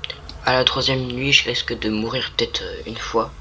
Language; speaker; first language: French; native; French